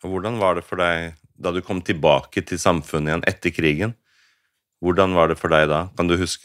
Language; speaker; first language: Norwegian; native; Norwegian